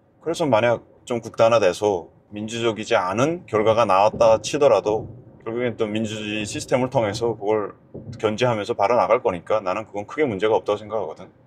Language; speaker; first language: Korean; native; Korean